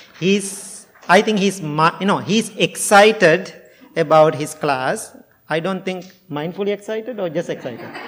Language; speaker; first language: English; non-native, fluent; Sinhala